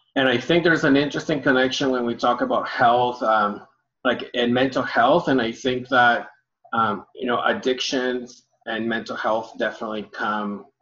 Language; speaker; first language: English; early bilingual, other home language; Spanish